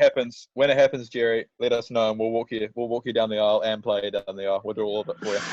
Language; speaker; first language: English; native; English